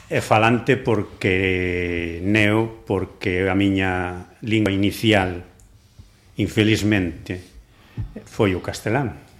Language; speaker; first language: Galician; non-native, local second language; Spanish